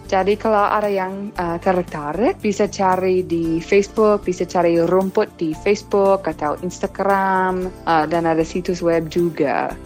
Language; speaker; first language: Indonesian; non-native, fluent; English